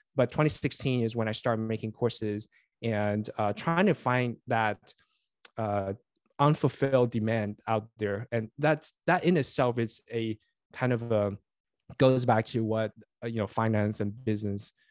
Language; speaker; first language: English; non-native, fluent; Chinese